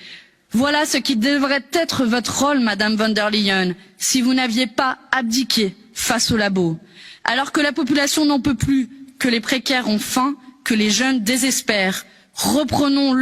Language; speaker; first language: French; native; French